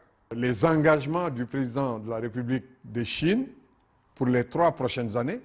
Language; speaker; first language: French; non-native, local second language; Wolof